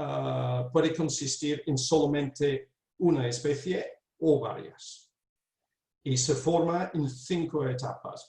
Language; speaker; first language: Spanish; non-native, fluent; English